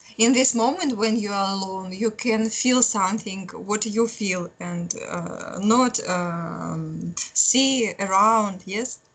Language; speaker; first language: English; non-native, learner; Russian